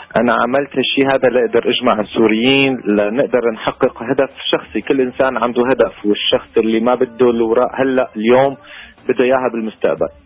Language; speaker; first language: Arabic; native; Arabic